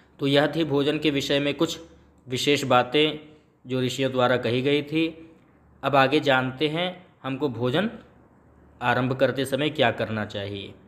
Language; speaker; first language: Hindi; native; Hindi